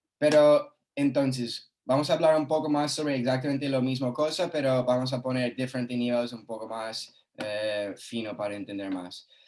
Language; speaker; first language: Spanish; non-native, fluent; English